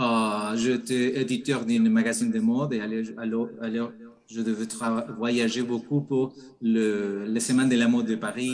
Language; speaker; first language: French; non-native, fluent; Spanish